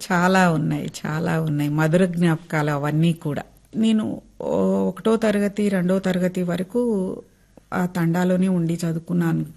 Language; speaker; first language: Telugu; non-native, local second language; Lambadi